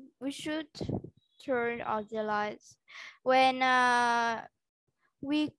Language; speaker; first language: English; non-native, learner; Vietnamese